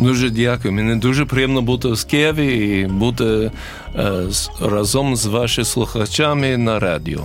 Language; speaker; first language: Ukrainian; early bilingual, heritage; English